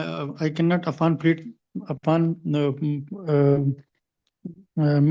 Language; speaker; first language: English; non-native, learner; Hindi